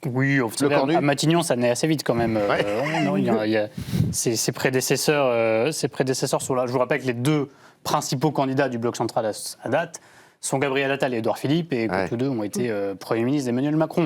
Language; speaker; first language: French; native; French